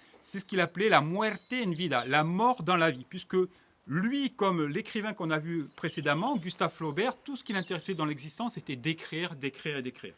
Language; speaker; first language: French; native; French